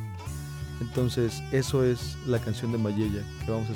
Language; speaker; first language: Spanish; native; Spanish